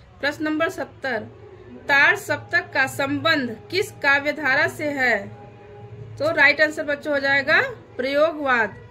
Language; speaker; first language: Hindi; native; Hindi